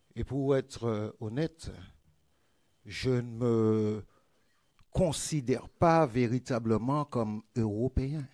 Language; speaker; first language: French; native; French